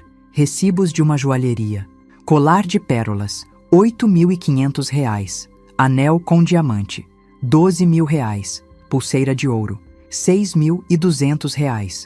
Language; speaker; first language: Portuguese; native; Portuguese